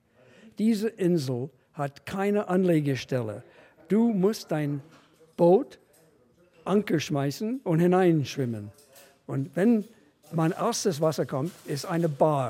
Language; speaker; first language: German; non-native, fluent; English